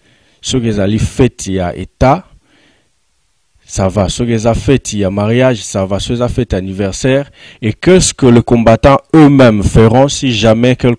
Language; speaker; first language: French; non-native, local second language; Lingala